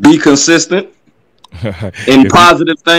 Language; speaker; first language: English; native; English